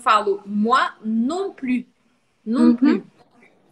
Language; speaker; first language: French; non-native, fluent; Portuguese